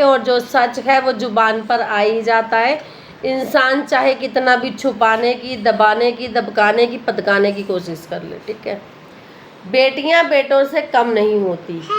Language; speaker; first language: Hindi; native; Hindi